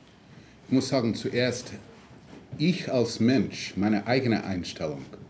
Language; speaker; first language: German; non-native, fluent; English